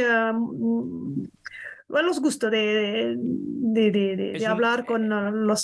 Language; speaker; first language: Spanish; non-native, learner; French